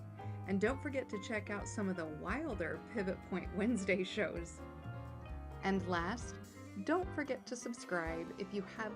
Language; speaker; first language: English; native; English